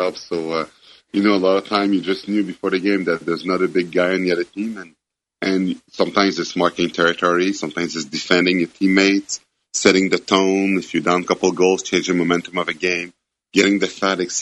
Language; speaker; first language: English; non-native, fluent; French